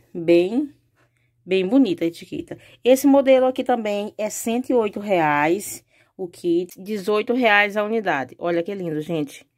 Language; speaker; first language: Portuguese; native; Portuguese